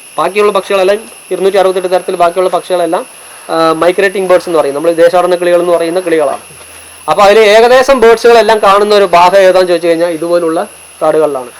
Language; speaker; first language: Malayalam; non-native, local second language; Tamil